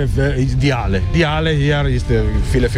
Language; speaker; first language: German; non-native, learner; Italian